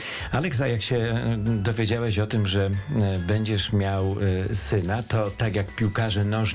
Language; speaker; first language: Polish; native; Polish